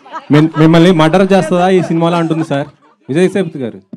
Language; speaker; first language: Telugu; native; Telugu